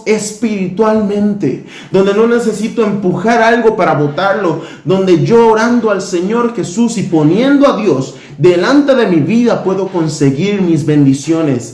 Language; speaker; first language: Spanish; native; Spanish